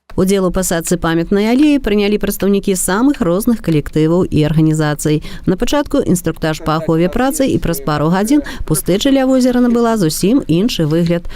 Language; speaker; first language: Belarusian; native; Belarusian